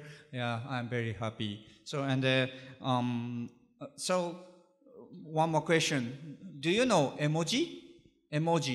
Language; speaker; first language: English; non-native, learner; Japanese